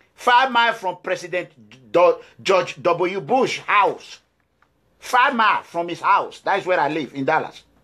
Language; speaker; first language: English; non-native, local second language; Bini